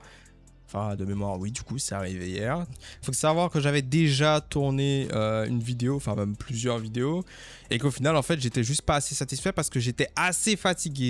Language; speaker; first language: French; native; French